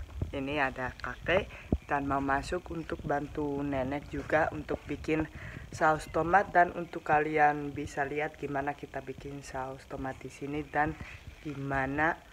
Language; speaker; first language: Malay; non-native, fluent; Spanish